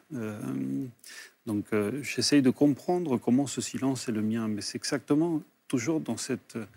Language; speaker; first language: French; early bilingual, other home language; Spanish